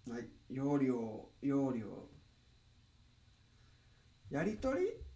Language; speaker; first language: Japanese; non-native, learner; Spanish